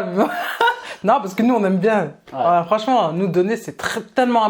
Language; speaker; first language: French; native; French